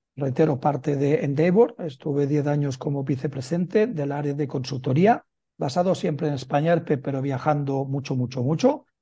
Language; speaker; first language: Spanish; native; Spanish